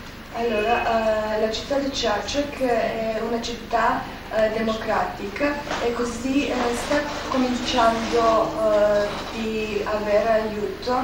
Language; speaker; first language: Italian; non-native, fluent; Serbian